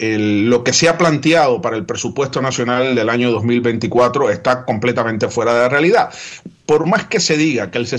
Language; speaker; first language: Spanish; native; Spanish